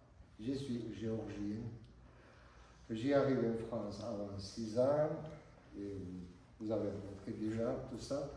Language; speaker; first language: French; non-native, learner; Georgian